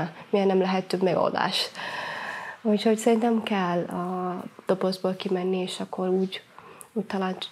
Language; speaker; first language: Hungarian; non-native, fluent; Somali